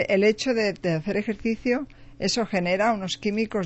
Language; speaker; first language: Spanish; native; Spanish